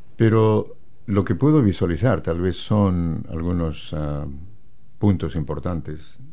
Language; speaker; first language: Spanish; native; Spanish